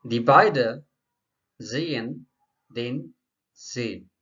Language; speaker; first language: German; non-native, fluent; Marathi